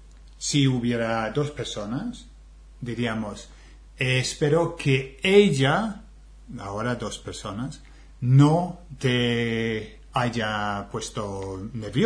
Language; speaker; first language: Spanish; non-native, fluent; English